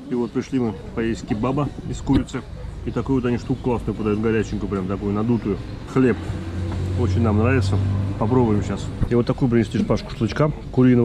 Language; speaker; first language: Russian; native; Russian